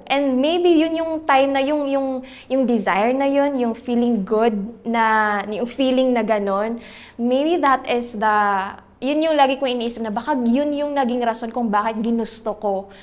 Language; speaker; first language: Filipino; native; Filipino